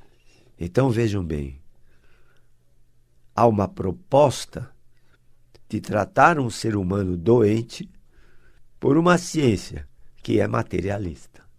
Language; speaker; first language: Portuguese; native; Portuguese